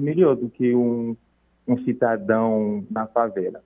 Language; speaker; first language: Portuguese; non-native, fluent; Haitian Creole